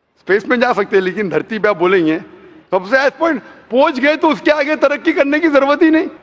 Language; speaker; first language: Hindi; non-native, local second language; Konkani